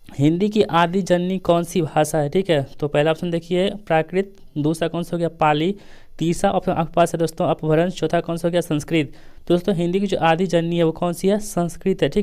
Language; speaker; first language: Hindi; native; Hindi